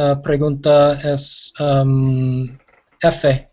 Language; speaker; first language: Spanish; non-native, learner; English